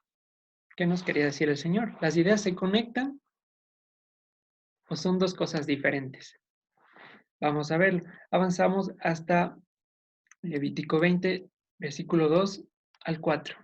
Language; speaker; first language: Spanish; native; Spanish